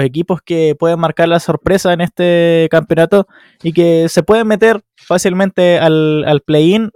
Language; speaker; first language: Spanish; native; Spanish